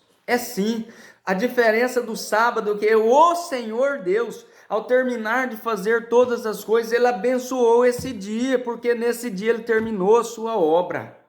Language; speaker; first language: Portuguese; native; Portuguese